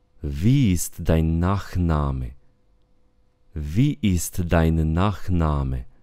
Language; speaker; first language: German; non-native, fluent; Romanian